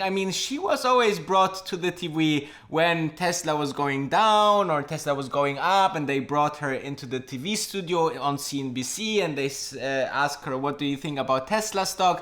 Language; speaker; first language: English; non-native, fluent; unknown